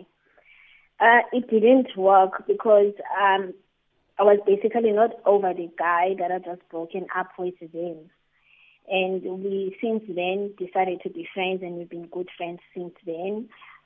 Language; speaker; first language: English; non-native, local second language; Xhosa